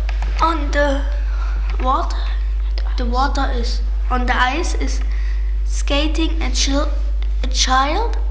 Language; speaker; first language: English; non-native, learner; German